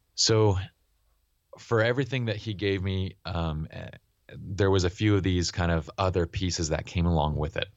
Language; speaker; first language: English; native; English